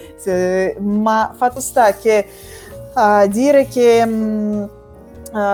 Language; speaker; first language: Italian; non-native, fluent; Russian